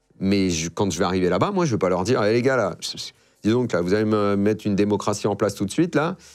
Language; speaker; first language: French; native; French